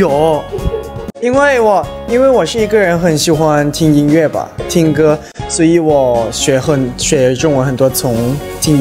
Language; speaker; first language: Chinese; non-native, learner; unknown